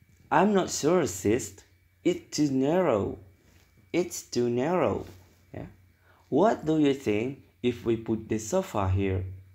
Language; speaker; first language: English; non-native, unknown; Indonesian